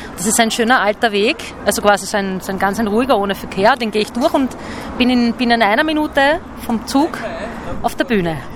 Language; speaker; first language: German; native; German